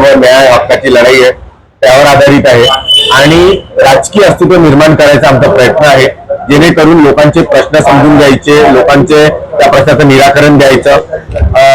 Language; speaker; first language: Marathi; native; Marathi